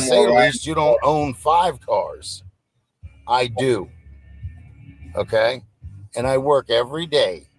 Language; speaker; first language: English; native; English